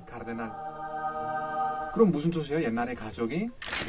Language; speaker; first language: Korean; non-native, fluent; Spanish